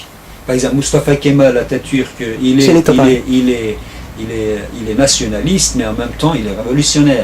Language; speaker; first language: French; non-native, fluent; Turkish